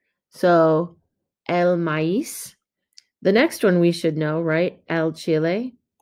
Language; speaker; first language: English; native; English